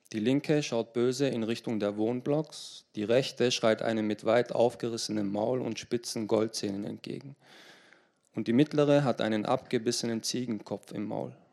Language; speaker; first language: German; early bilingual, other home language; Turkish